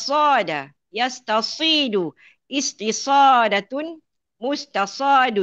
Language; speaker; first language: Arabic; non-native, learner; Malay